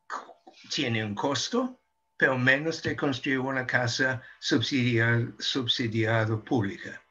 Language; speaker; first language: Spanish; non-native, fluent; English